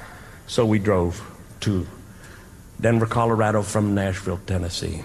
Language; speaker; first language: English; native; English